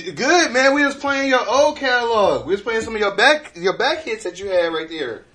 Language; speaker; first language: English; native; English